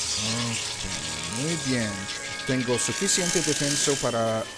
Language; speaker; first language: Spanish; non-native, learner; English